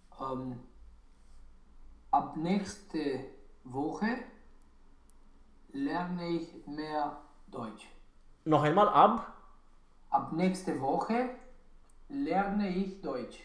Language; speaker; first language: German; non-native, learner; Romanian